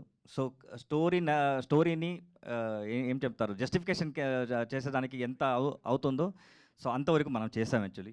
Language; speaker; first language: Telugu; non-native, learner; Kannada